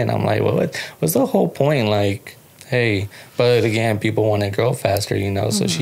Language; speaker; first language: English; early bilingual, other home language; Spanish